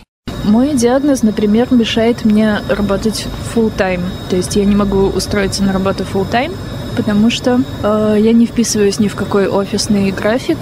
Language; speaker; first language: Russian; native; Russian